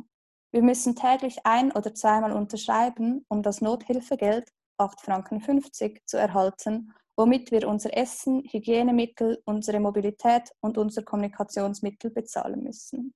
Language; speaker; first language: German; native; German